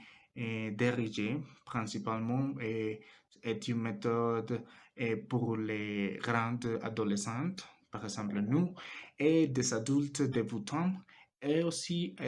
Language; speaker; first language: French; non-native, learner; Spanish